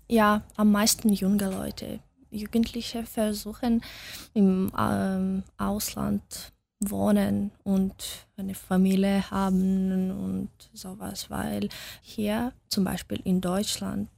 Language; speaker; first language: German; non-native, fluent; Russian